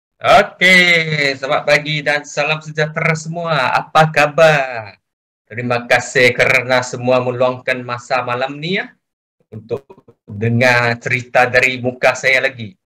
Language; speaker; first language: Malay; non-native, local second language; Chinese